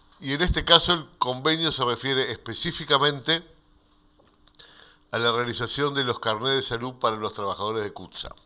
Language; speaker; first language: Spanish; native; Spanish